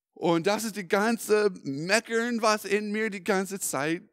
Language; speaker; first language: German; non-native, fluent; English